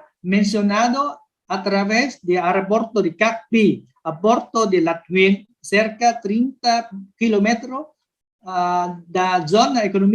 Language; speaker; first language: Portuguese; non-native, learner; Vietnamese